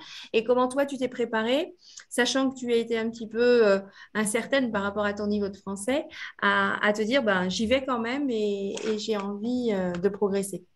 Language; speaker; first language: French; native; French